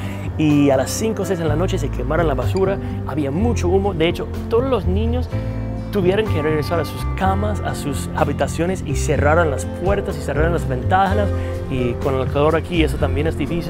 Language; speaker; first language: Spanish; non-native, fluent; English